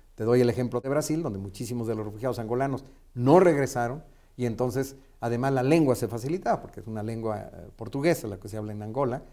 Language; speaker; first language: Spanish; native; Spanish